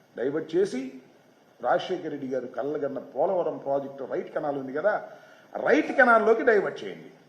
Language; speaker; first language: Telugu; native; Telugu